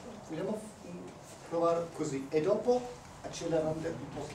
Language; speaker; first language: Italian; non-native, learner; German